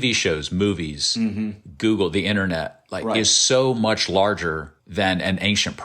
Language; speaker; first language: English; native; English